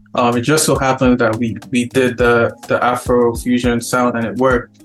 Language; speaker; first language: English; non-native, local second language; Yoruba